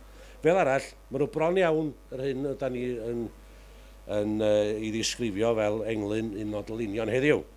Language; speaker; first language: Welsh; native; Welsh